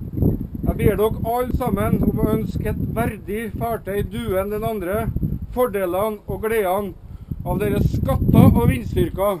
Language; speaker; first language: Norwegian; native; Norwegian